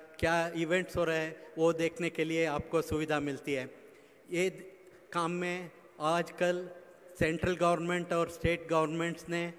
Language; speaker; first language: Hindi; non-native, local second language; Kannada